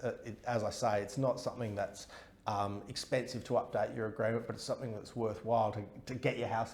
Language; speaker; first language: English; native; English